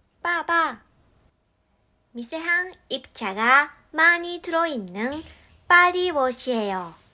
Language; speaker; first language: Korean; non-native, learner; Japanese